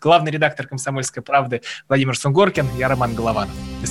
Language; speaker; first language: Russian; native; Russian